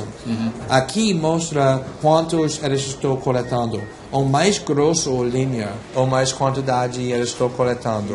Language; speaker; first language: Portuguese; non-native, fluent; English